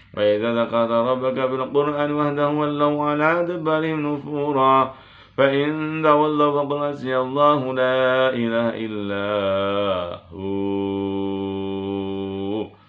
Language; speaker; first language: Arabic; non-native, fluent; Indonesian